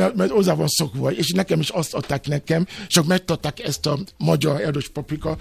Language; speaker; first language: Hungarian; non-native, fluent; Yoruba